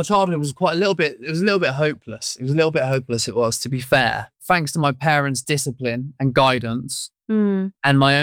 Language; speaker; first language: English; native; English